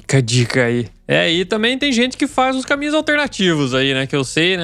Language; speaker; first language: Portuguese; native; Portuguese